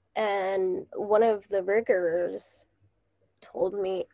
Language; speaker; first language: English; non-native, fluent; Japanese